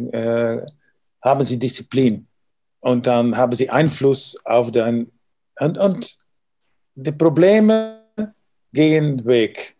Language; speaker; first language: German; non-native, learner; Dutch